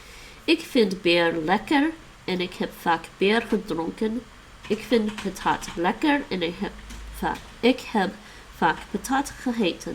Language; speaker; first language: Dutch; non-native, learner; English